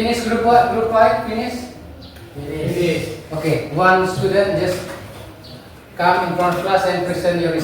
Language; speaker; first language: English; non-native, learner; Indonesian